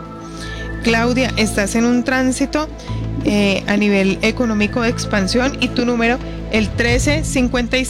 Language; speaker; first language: Spanish; native; Spanish